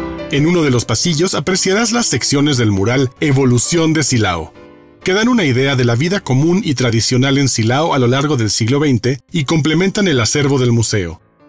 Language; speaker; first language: Spanish; native; Spanish